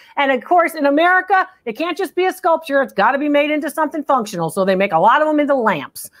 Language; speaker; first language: English; native; English